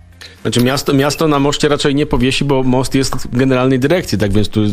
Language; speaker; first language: Polish; native; Polish